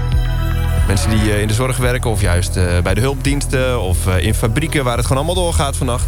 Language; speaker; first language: Dutch; native; Dutch